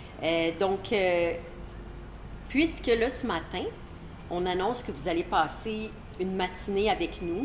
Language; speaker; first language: French; native; French